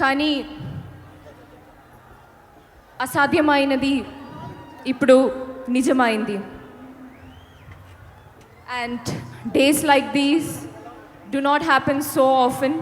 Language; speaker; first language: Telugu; non-native, learner; Malayalam